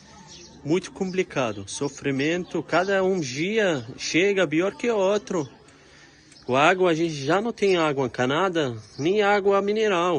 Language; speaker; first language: Portuguese; non-native, fluent; Arabic